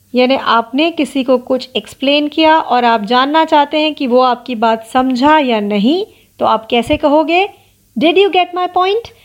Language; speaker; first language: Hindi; non-native, local second language; Marathi